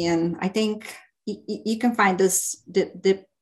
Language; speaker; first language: English; non-native, fluent; Bulgarian